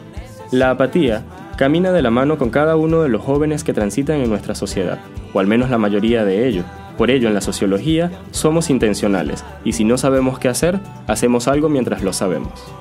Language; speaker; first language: Spanish; native; Spanish